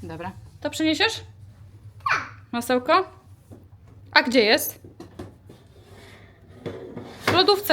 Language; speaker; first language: Polish; native; Polish